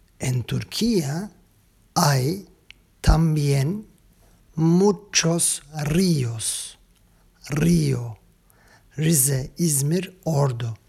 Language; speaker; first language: Spanish; non-native, learner; Turkish